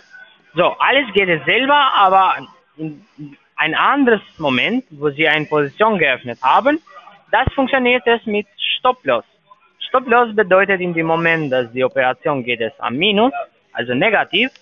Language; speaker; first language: German; non-native, learner; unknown